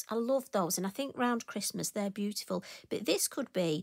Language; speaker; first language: English; native; English